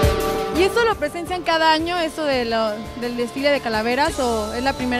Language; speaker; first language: Spanish; native; Spanish